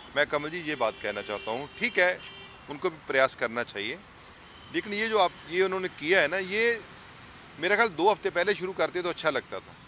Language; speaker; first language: Hindi; non-native, local second language; Punjabi